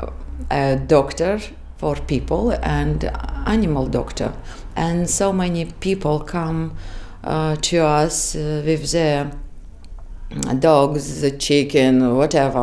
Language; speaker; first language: English; non-native, fluent; Kyrgyz